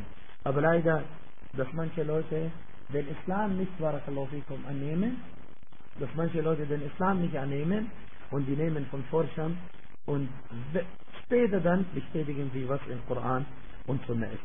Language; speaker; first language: German; non-native, fluent; Arabic